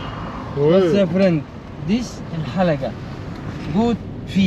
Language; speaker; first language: English; non-native, learner; Arabic